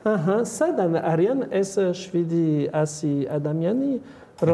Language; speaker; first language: Georgian; non-native, learner; French